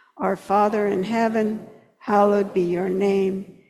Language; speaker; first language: English; native; English